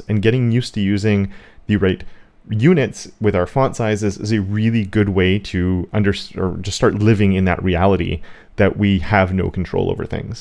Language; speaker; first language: English; native; English